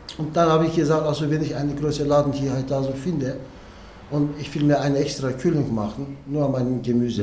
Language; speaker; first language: German; non-native, learner; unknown